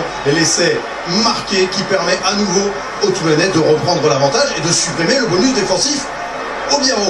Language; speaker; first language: French; native; French